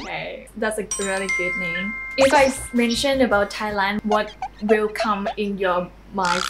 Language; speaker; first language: English; non-native, fluent; Thai